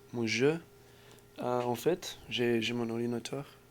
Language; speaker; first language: French; non-native, learner; English